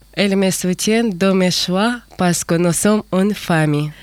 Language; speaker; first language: French; non-native, learner; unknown